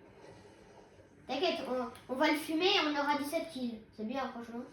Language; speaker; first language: French; native; French